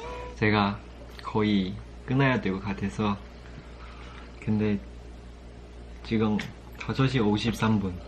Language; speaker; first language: Korean; non-native, fluent; Chinese